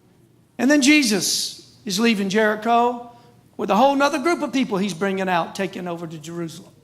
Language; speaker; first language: English; native; English